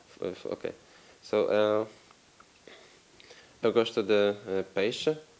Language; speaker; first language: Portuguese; non-native, learner; Polish